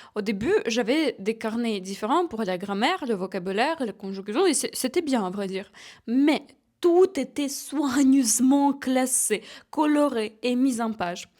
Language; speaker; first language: French; non-native, fluent; Ukrainian